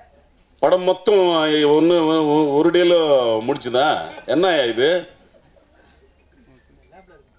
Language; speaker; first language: Tamil; non-native, learner; Telugu